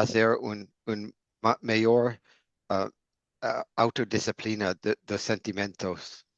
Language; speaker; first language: Portuguese; non-native, learner; English